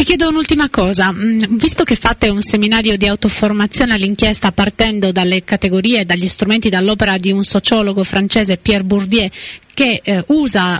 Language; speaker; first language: Italian; native; Italian